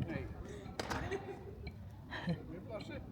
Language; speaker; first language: Dutch; native; Dutch